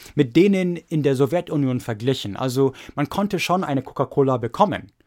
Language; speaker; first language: German; non-native, fluent; English